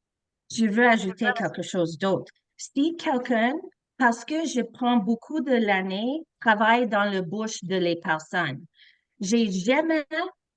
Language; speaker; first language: French; non-native, local second language; English